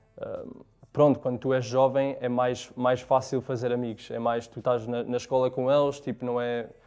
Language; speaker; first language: Portuguese; early bilingual, other home language; English